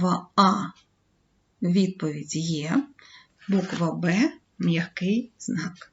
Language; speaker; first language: Ukrainian; native; Ukrainian